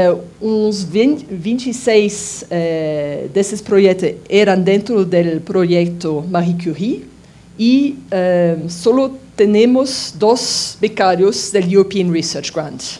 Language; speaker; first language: Spanish; non-native, fluent; French